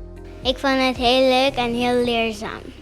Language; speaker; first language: Dutch; non-native, local second language; Papiamento